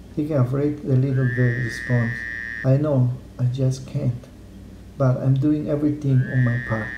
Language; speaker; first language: English; non-native, learner; Spanish